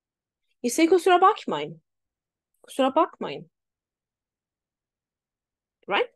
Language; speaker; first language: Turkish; non-native, fluent; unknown